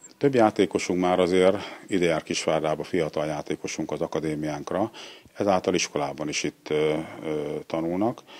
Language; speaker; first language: Hungarian; native; Hungarian